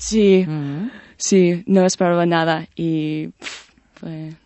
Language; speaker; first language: Spanish; non-native, fluent; English